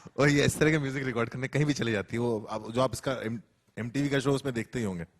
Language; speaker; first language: Hindi; native; Hindi